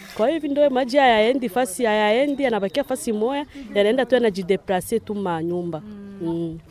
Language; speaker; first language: Swahili; non-native, local second language; Rundi